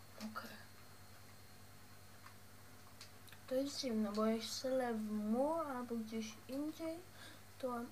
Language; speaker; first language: Polish; early bilingual, heritage; Dutch